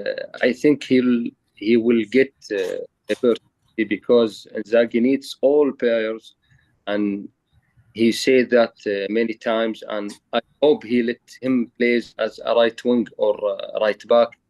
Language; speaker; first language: English; non-native, learner; Arabic